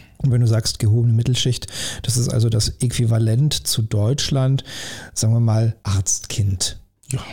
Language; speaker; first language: German; native; German